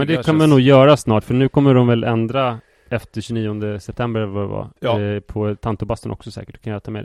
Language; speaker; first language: Swedish; native; Swedish